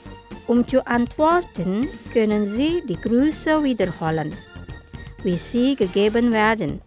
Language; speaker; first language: German; non-native, fluent; Indonesian